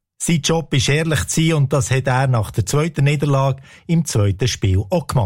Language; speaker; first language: German; native; German